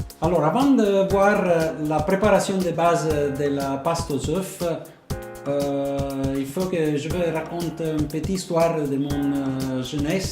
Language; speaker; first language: French; non-native, fluent; Italian